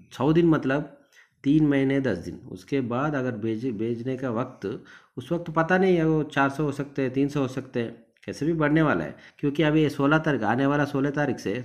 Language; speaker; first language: Hindi; non-native, local second language; Telugu